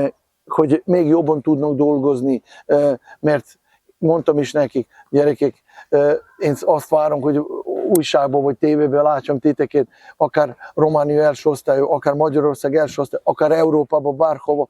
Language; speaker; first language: Hungarian; non-native, fluent; Serbian